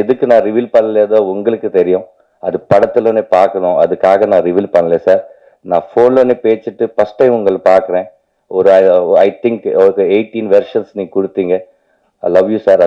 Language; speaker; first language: Tamil; non-native, learner; Telugu